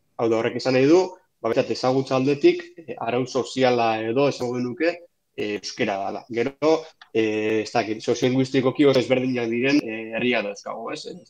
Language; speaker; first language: Basque; native; Basque